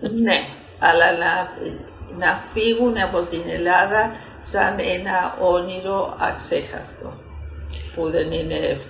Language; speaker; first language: Greek; early bilingual, heritage; Greek